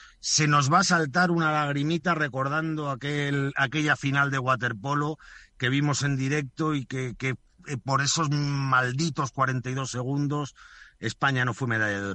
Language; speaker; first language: Spanish; native; Spanish